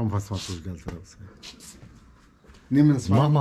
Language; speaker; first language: German; non-native, learner; Arabic